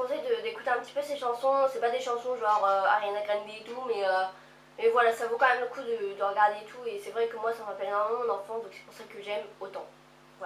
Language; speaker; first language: French; native; French